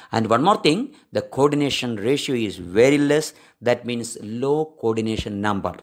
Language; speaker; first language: English; non-native, local second language; Malayalam